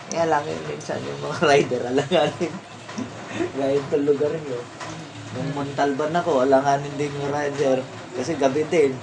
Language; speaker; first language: Filipino; non-native, local second language; Iloko